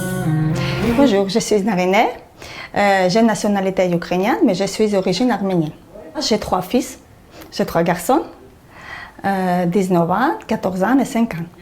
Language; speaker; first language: French; non-native, learner; Armenian